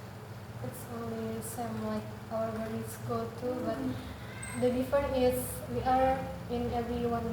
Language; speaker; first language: English; non-native, learner; Indonesian